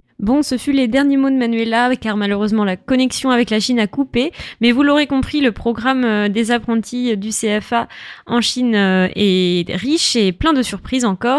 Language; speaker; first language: French; native; French